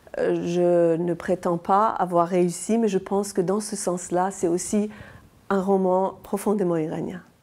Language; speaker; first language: French; non-native, fluent; Persian